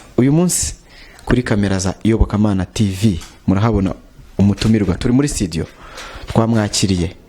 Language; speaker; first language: Kinyarwanda; native; Kinyarwanda